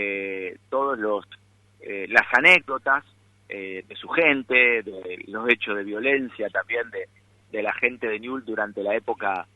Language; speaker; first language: Spanish; native; Spanish